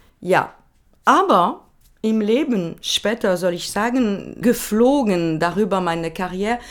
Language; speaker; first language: German; non-native, learner; French